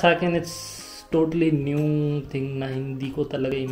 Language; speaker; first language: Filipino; non-native, learner; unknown